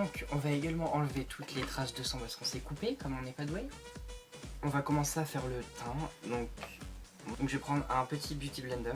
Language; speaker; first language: French; native; French